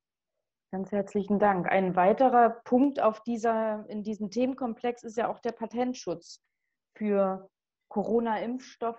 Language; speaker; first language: German; native; German